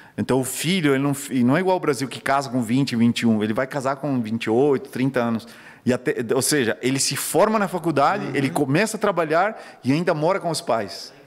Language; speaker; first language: Portuguese; non-native, fluent; Spanish